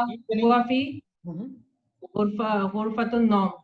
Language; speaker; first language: Arabic; non-native, learner; Hindi